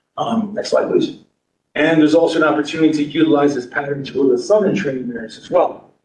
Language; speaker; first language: English; native; English